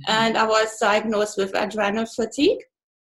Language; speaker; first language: English; non-native, fluent; German